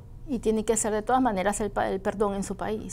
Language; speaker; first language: Spanish; native; Spanish